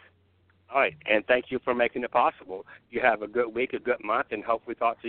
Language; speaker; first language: English; native; English